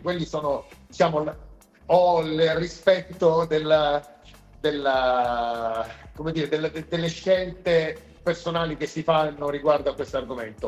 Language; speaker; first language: Italian; native; Italian